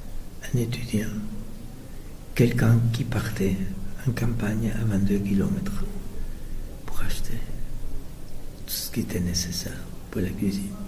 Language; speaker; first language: French; non-native, fluent; Spanish